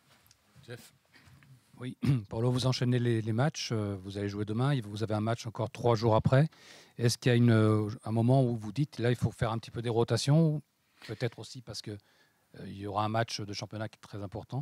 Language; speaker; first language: French; native; French